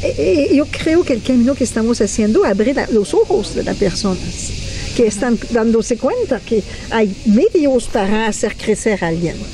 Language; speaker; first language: Spanish; non-native, fluent; French